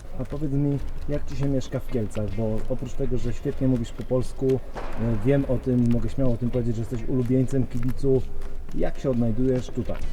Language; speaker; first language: Polish; native; Polish